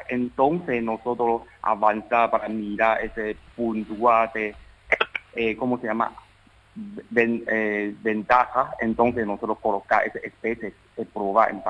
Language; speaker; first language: Spanish; non-native, learner; Chinese